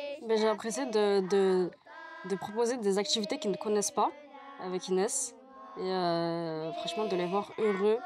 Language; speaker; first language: French; native; French